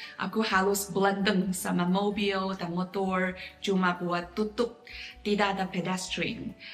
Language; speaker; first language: Indonesian; non-native, fluent; Chinese